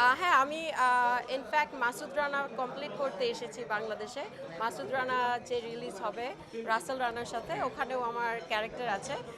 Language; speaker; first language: Bangla; early bilingual, heritage; Bangla